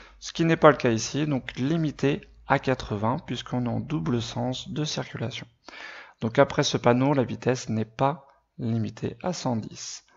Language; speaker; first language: French; native; French